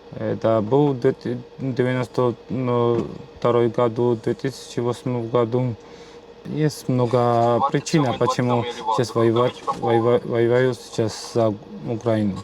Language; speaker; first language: Russian; non-native, learner; Georgian